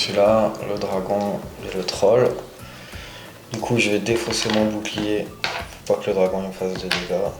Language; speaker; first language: French; native; French